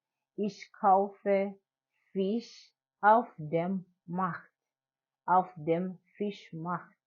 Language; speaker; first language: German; non-native, learner; English